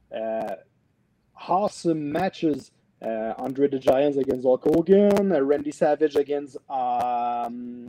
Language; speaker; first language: English; non-native, learner; French